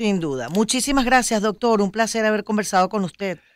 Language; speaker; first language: Spanish; native; Spanish